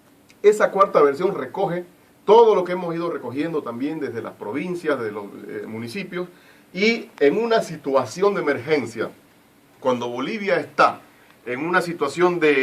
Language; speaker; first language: Spanish; native; Spanish